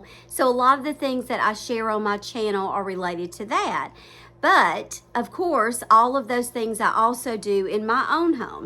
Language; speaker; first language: English; native; English